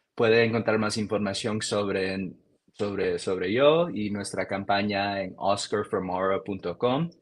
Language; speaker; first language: Spanish; early bilingual, heritage; Spanish